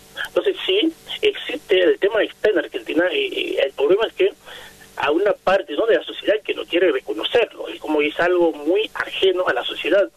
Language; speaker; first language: Spanish; non-native, fluent; Haitian Creole